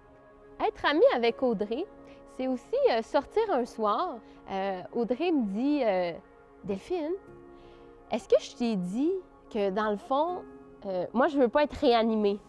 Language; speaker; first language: French; native; French